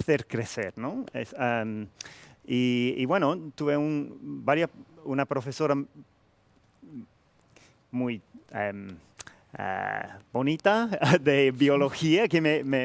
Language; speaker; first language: Spanish; non-native, fluent; English